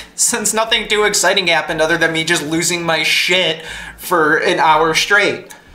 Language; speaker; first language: English; native; English